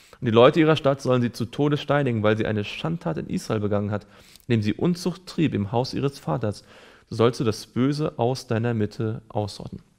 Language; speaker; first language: German; native; German